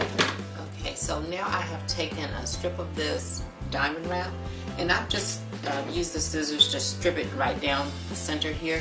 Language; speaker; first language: English; native; English